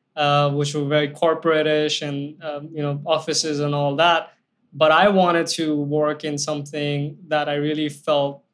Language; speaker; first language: English; non-native, local second language; Hindi